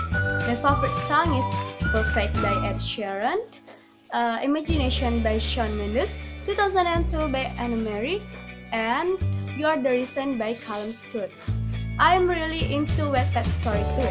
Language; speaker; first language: English; non-native, learner; Indonesian